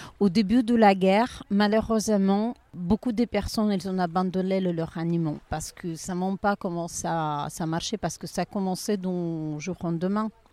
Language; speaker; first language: French; non-native, learner; Ukrainian